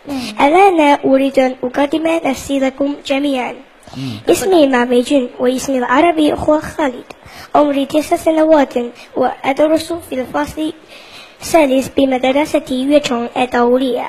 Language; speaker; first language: Arabic; non-native, learner; Chinese